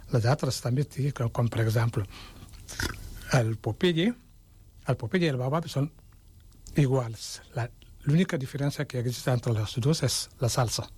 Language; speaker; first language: Catalan; non-native, fluent; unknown